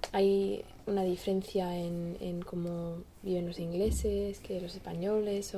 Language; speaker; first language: Spanish; non-native, learner; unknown